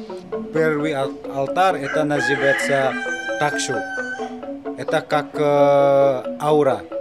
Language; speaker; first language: Russian; non-native, learner; Indonesian